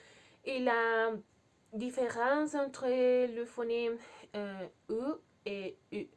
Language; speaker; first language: French; non-native, learner; Spanish